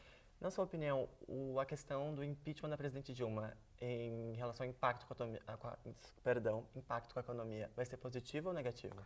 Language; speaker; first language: Portuguese; native; Portuguese